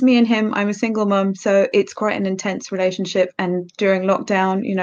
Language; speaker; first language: English; native; English